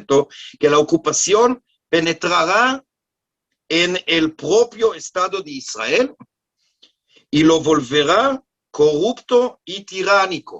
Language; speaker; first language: Spanish; non-native, learner; Hebrew